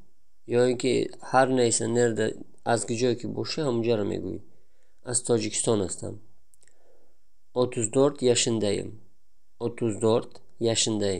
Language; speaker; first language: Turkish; non-native, learner; Tajik